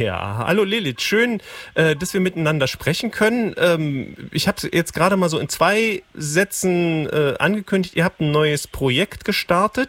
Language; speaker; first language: German; native; German